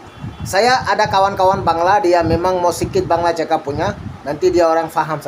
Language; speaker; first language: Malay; non-native, learner; Bangla